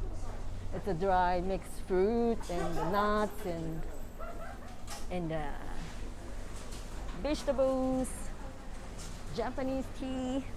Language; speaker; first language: English; non-native, fluent; Japanese